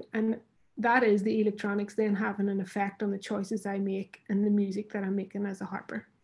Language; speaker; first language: English; native; English